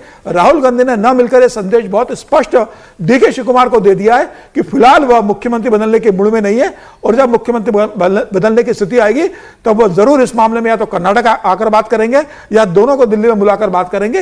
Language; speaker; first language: Hindi; native; Hindi